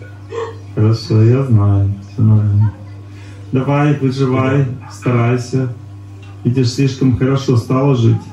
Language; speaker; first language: Russian; native; Russian